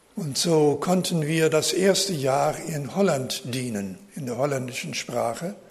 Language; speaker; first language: German; early bilingual, heritage; German